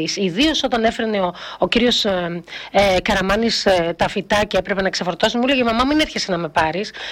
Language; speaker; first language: Greek; early bilingual, heritage; Greek